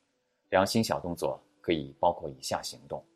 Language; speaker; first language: Chinese; native; Chinese